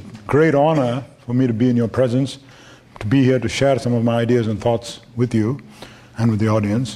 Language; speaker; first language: English; non-native, local second language; Tamil